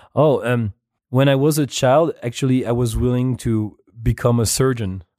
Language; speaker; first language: English; non-native, fluent; French